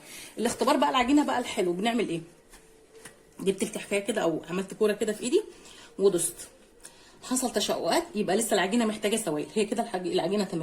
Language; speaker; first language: Arabic; native; Arabic